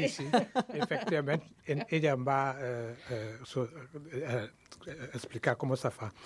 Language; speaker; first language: Catalan; non-native, learner; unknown